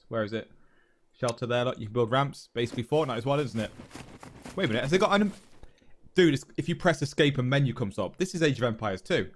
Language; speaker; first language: English; native; English